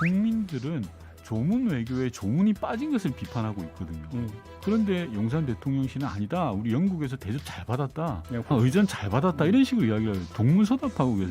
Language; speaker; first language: Korean; native; Korean